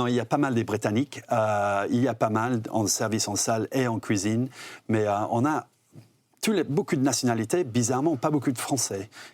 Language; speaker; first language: French; non-native, fluent; English